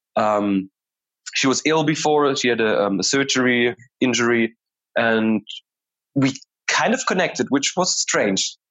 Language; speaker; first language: English; non-native, fluent; German